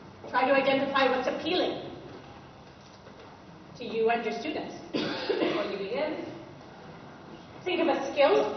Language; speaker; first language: English; native; English